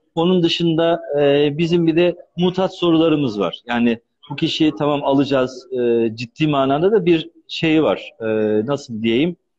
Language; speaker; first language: Turkish; native; Turkish